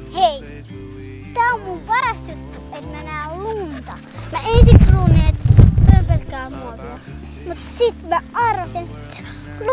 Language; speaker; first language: Finnish; early bilingual, heritage; Finnish